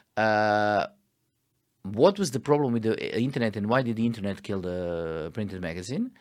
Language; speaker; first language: English; non-native, fluent; Croatian